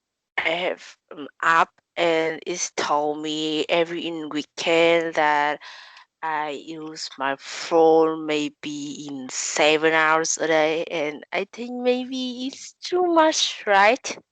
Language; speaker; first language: English; non-native, learner; Vietnamese